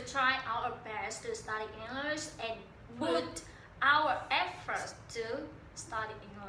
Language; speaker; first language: English; non-native, learner; Vietnamese